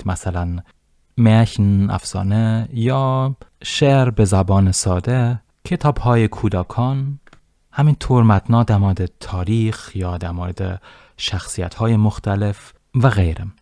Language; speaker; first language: Persian; non-native, fluent; German